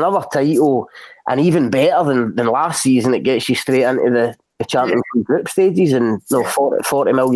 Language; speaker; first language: English; native; English